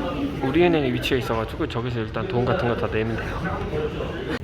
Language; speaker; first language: Korean; native; Korean